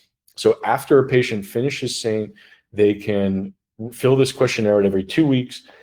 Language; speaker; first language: English; native; English